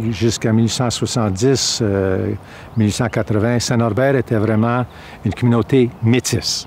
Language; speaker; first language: French; native; French